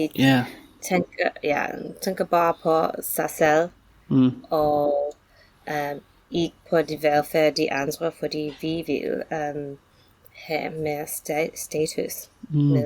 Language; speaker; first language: Danish; non-native, learner; English